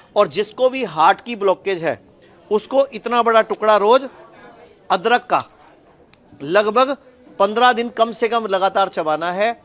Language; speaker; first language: Hindi; native; Hindi